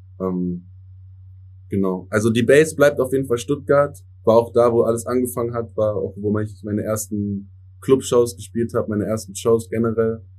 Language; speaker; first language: German; early bilingual, other home language; English